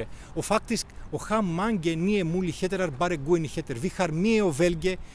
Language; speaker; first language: Norwegian; non-native, fluent; Greek